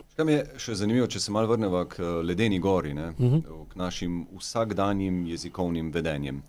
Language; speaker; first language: Slovenian; native; Slovenian